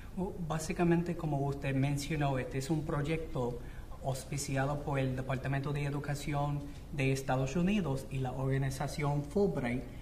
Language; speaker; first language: Spanish; non-native, fluent; English